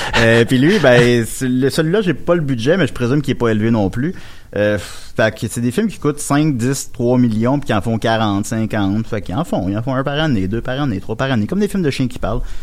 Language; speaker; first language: French; native; French